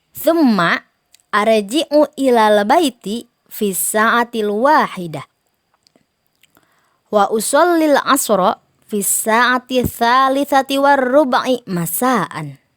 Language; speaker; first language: Arabic; non-native, fluent; Indonesian